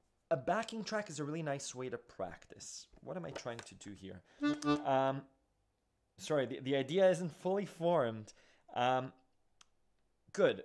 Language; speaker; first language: English; native; English